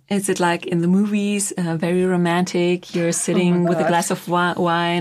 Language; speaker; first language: English; non-native, fluent; German